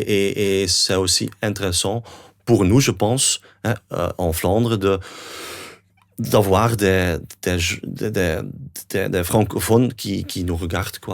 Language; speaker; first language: French; non-native, local second language; Dutch